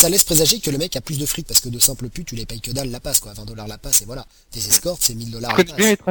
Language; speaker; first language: French; native; French